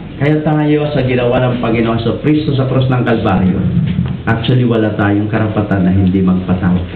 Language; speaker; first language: Filipino; non-native, local second language; Iloko